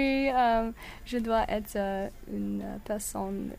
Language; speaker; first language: French; non-native, learner; English